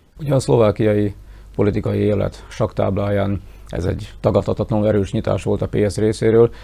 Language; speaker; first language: Hungarian; native; Hungarian